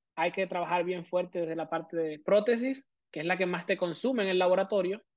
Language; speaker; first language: Spanish; native; Spanish